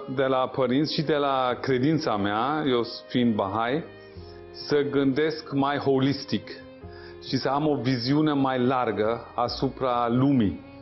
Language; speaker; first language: Romanian; non-native, fluent; Persian